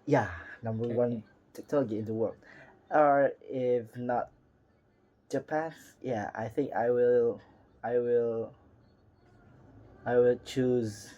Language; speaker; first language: English; non-native, learner; Indonesian